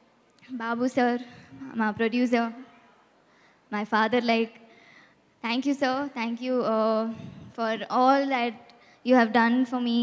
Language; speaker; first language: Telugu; non-native, learner; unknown